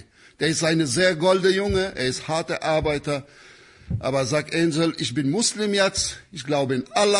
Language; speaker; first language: German; non-native, fluent; Albanian